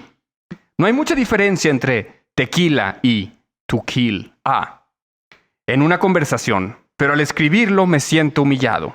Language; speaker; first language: Spanish; native; Spanish